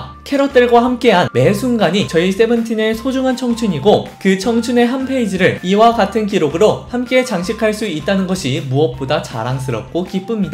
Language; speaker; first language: Korean; native; Korean